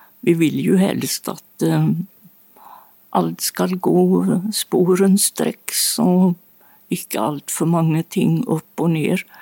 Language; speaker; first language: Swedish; native; Swedish